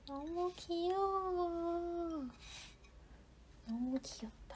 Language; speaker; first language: Korean; non-native, fluent; Chinese